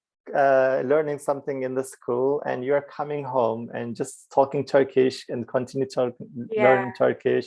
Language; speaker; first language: English; non-native, fluent; Turkish